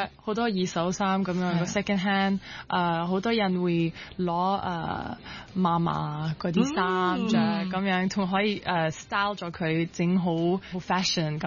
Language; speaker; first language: Cantonese; non-native, local second language; French